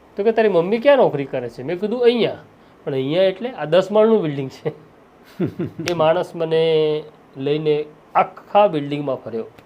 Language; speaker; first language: Gujarati; non-native, local second language; Marathi